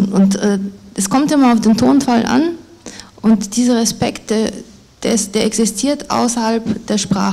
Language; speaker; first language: German; non-native, fluent; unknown